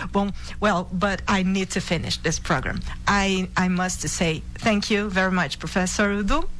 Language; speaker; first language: English; non-native, learner; Portuguese